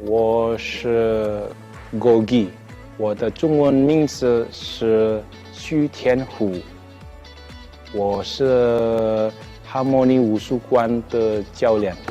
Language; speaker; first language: Chinese; non-native, learner; Indonesian